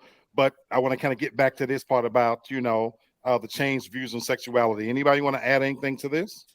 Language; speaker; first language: English; native; English